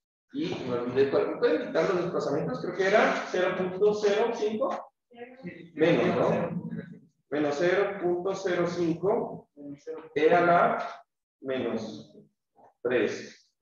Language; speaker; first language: Spanish; native; Spanish